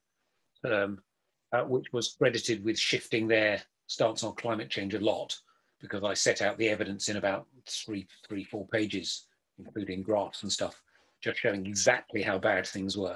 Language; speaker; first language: English; native; English